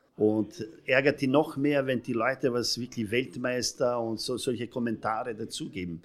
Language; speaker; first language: German; non-native, fluent; Serbian